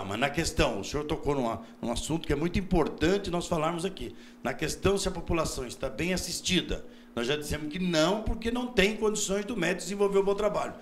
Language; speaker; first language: Portuguese; native; Portuguese